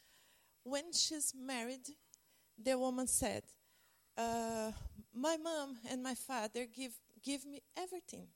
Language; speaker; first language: English; non-native, learner; Portuguese